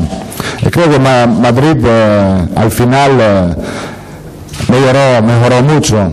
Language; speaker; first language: Spanish; non-native, fluent; Italian